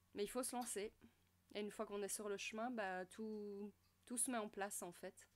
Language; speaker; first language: French; native; French